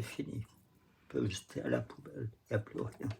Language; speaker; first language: French; non-native, fluent; Russian